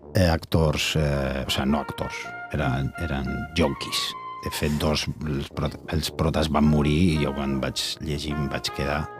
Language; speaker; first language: Catalan; non-native, local second language; Spanish